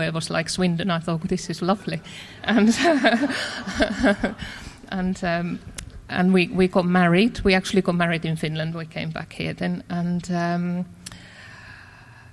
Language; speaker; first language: English; non-native, fluent; Finnish